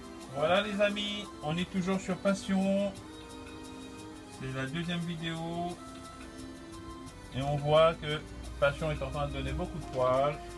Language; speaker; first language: French; native; French